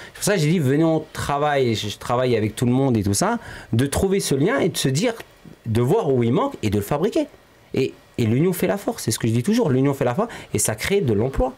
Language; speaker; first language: French; early bilingual, other home language; Arabic